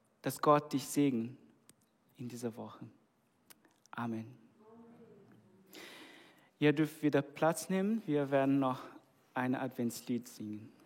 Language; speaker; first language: German; non-native, fluent; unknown